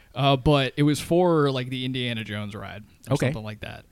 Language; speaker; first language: English; native; English